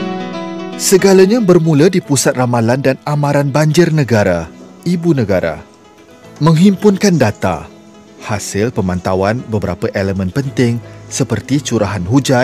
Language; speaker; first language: Malay; native; Malay